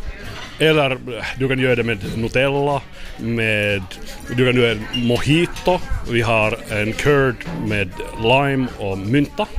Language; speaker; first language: Swedish; non-native, learner; Finnish